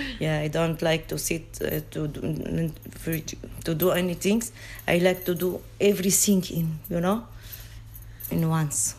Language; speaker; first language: English; non-native, learner; Arabic